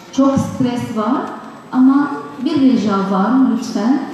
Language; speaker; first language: Turkish; non-native, learner; Arabic